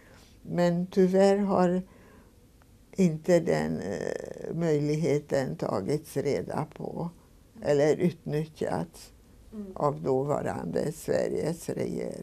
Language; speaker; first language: Swedish; non-native, fluent; Hungarian